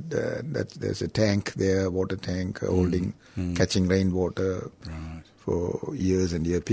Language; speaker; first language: English; non-native, local second language; Tamil